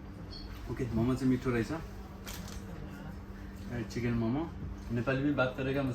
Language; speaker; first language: Hindi; non-native, local second language; Nepali